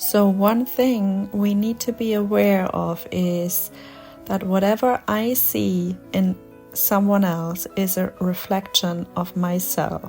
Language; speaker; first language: English; non-native, fluent; German